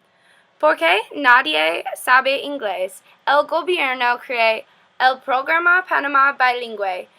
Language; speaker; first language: Spanish; non-native, learner; English